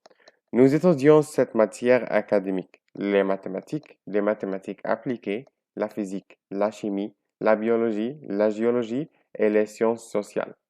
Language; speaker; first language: French; non-native, learner; Arabic